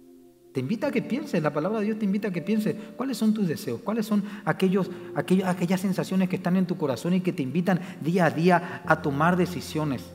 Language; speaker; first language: Spanish; native; Spanish